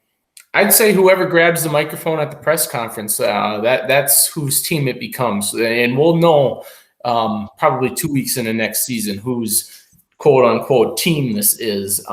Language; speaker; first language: English; native; English